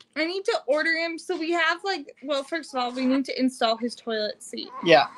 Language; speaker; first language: English; native; English